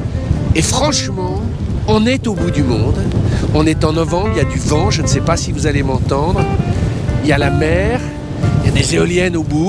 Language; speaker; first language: French; native; French